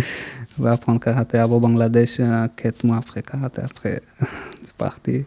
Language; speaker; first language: French; non-native, learner; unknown